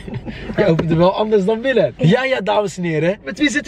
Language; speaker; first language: Dutch; native; Dutch